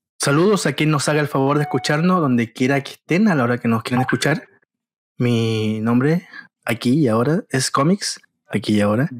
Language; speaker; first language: Spanish; native; Spanish